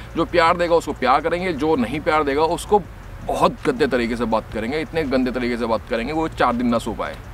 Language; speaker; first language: Hindi; native; Hindi